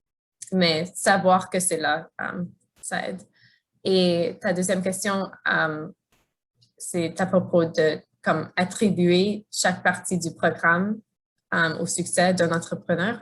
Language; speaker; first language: French; non-native, fluent; English